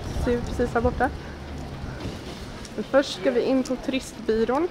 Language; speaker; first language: Swedish; native; Swedish